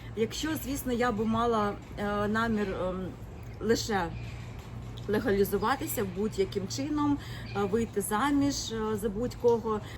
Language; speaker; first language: Ukrainian; native; Ukrainian